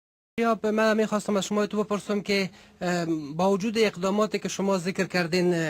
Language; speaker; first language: Persian; native; Persian